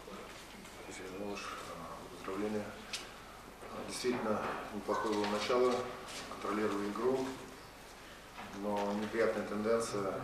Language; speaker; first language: Russian; native; Russian